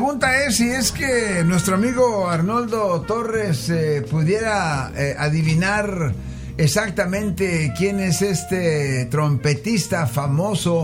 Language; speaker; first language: Spanish; native; Spanish